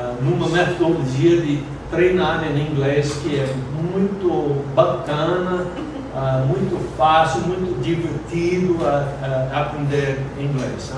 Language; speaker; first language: Portuguese; non-native, fluent; English